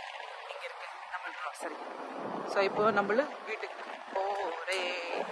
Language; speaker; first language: Tamil; non-native, local second language; Urdu